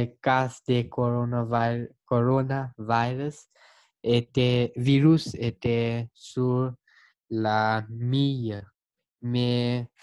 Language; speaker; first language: French; non-native, learner; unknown